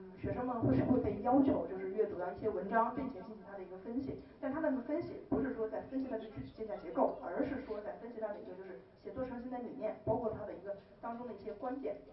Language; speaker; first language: Chinese; native; Chinese